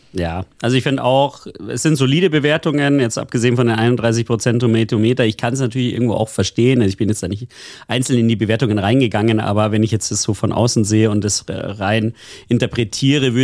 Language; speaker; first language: German; native; German